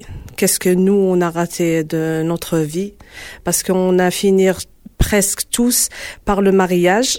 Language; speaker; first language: French; non-native, learner; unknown